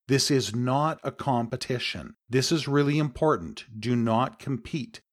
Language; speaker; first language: English; native; English